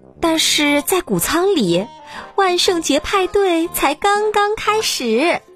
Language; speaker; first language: Chinese; native; Chinese